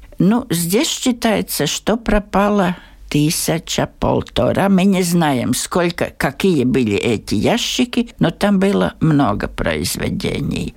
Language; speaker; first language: Russian; native; Russian